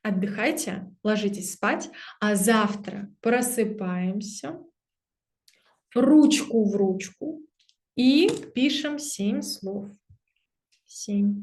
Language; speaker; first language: Russian; native; Russian